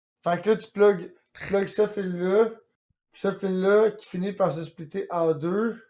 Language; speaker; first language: French; native; French